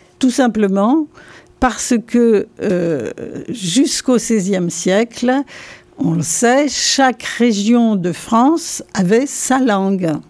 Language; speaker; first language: French; non-native, local second language; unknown